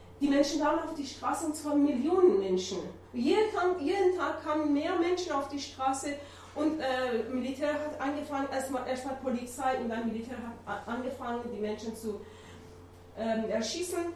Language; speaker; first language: German; non-native, learner; Persian